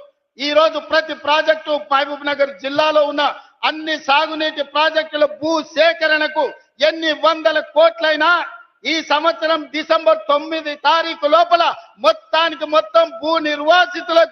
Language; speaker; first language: Telugu; native; Telugu